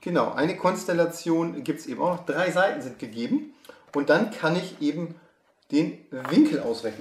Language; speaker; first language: German; native; German